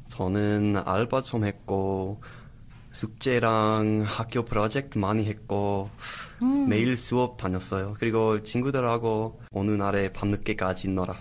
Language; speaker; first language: Korean; non-native, learner; English